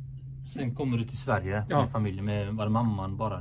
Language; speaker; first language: Swedish; native; Swedish